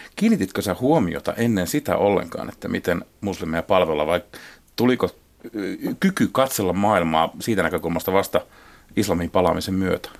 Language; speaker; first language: Finnish; native; Finnish